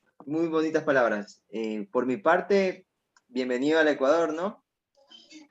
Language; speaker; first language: Spanish; native; Spanish